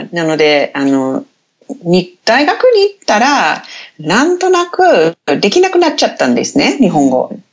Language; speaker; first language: Japanese; non-native, fluent; English